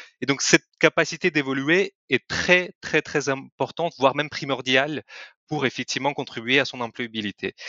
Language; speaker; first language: French; non-native, fluent; Russian